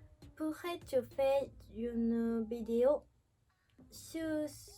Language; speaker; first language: French; non-native, learner; Japanese